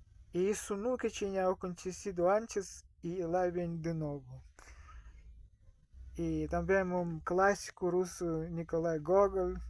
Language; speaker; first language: Portuguese; non-native, fluent; Russian